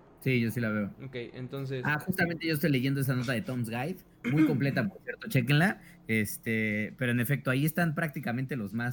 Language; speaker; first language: Spanish; native; Spanish